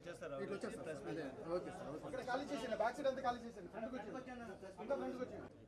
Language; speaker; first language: Telugu; native; Telugu